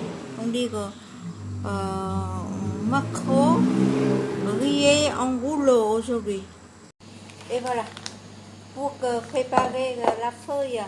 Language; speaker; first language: French; non-native, fluent; Vietnamese